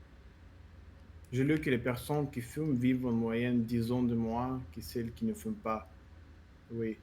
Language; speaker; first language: French; non-native, learner; Russian